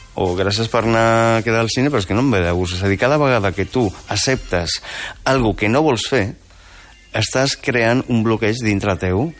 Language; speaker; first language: Catalan; non-native, local second language; Spanish